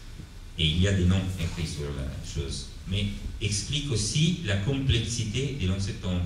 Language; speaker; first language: French; non-native, fluent; Italian